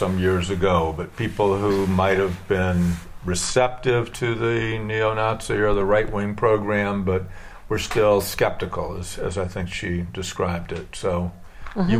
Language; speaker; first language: English; native; English